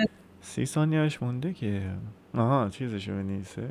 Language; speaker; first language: Persian; native; Persian